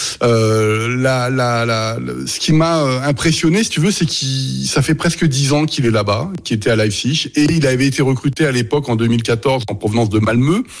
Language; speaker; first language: French; native; French